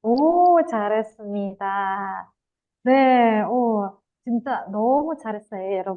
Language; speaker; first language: Korean; non-native, fluent; Indonesian